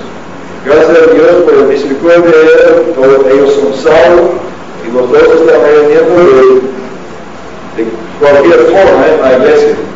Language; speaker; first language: Spanish; non-native, learner; English